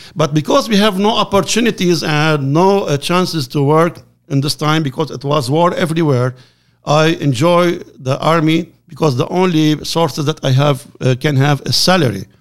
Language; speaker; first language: English; non-native, learner; Arabic